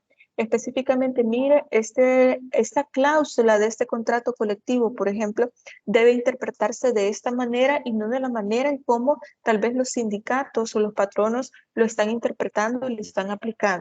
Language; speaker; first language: Spanish; native; Spanish